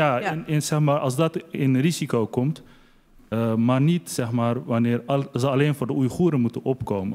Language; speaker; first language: Dutch; early bilingual, other home language; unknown